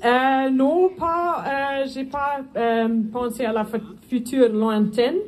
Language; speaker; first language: French; non-native, fluent; Afrikaans